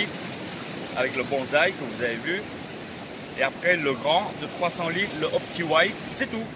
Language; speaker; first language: French; early bilingual, other home language; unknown